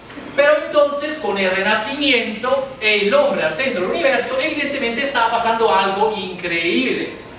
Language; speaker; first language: Spanish; non-native, fluent; Italian